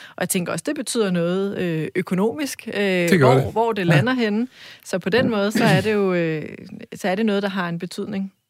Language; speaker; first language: Danish; early bilingual, other home language; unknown